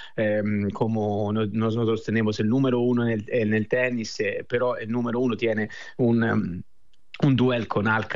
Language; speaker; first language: Spanish; non-native, fluent; Italian